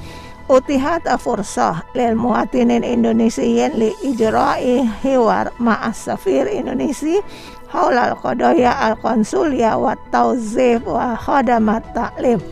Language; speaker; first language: Arabic; non-native, fluent; Indonesian